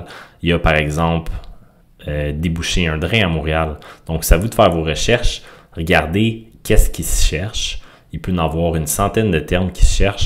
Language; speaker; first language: French; native; French